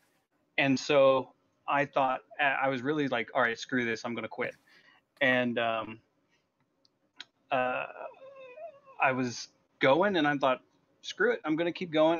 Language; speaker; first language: English; native; English